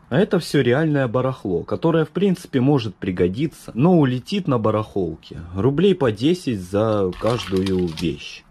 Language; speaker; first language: Russian; native; Russian